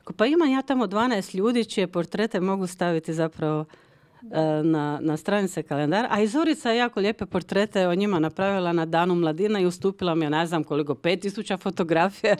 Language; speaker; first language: Croatian; early bilingual, heritage; Croatian